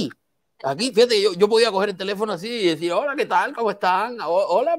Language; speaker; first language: Spanish; native; Spanish